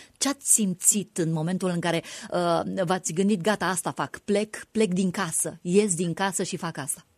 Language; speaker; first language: Romanian; native; Romanian